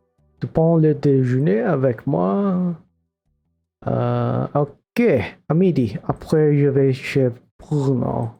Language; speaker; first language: French; non-native, learner; English